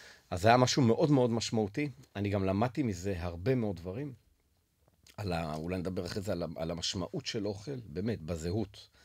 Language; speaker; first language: Hebrew; native; Hebrew